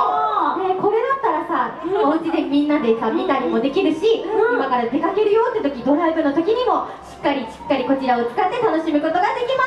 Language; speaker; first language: Japanese; native; Japanese